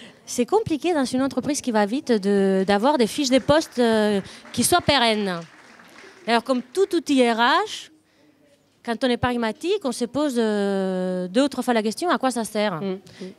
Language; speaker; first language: French; non-native, fluent; Spanish